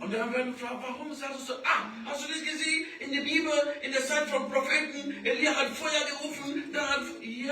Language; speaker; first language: German; non-native, learner; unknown